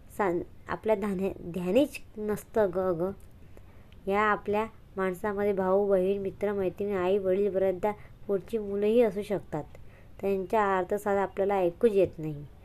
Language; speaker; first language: Marathi; non-native, local second language; Hindi